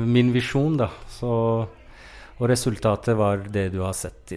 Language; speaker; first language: Norwegian; non-native, fluent; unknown